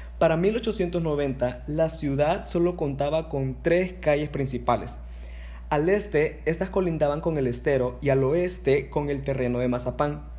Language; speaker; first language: Spanish; non-native, local second language; English